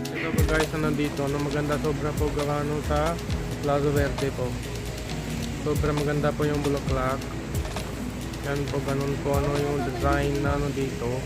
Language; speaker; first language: Filipino; non-native, learner; Punjabi